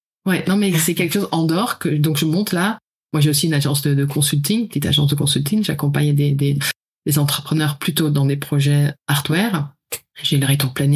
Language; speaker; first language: French; non-native, fluent; Dutch